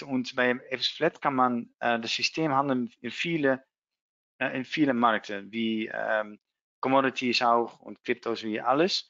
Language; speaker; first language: German; non-native, learner; Dutch